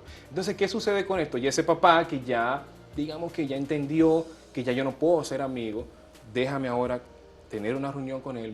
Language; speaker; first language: Spanish; native; Spanish